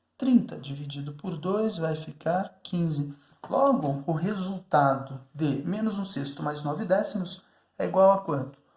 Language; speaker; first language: Portuguese; native; Portuguese